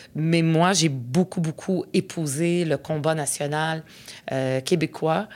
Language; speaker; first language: French; early bilingual, other home language; Arabic